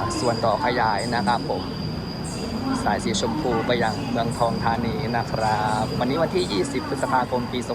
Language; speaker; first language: Thai; native; Thai